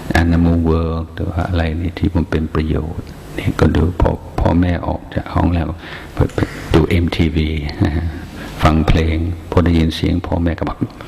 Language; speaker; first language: Thai; non-native, fluent; English